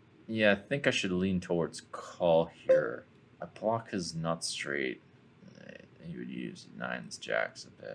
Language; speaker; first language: English; native; English